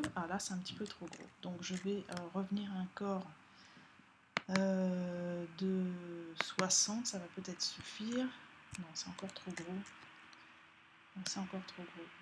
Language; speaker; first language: French; native; French